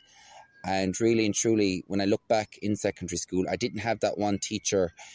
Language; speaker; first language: English; native; English